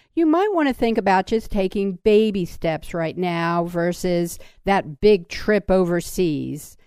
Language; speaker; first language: English; native; English